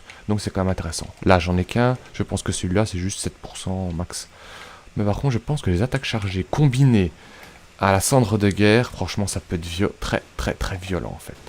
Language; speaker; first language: French; native; French